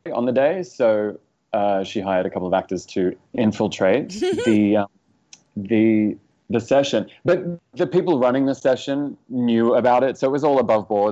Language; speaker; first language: English; native; English